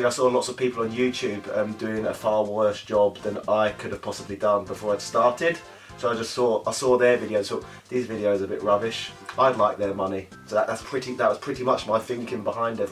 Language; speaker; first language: English; native; English